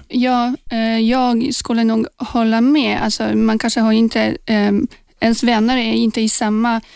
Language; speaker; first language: Swedish; non-native, fluent; Polish